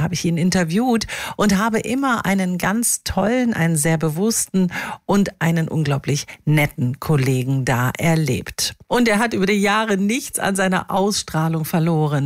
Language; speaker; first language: German; native; German